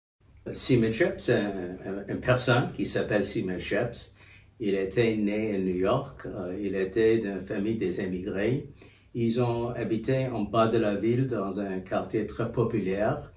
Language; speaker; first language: French; non-native, fluent; English